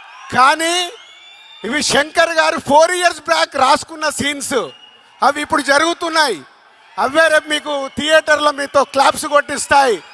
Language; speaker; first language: Telugu; native; Telugu